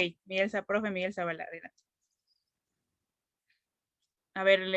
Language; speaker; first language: Spanish; native; Spanish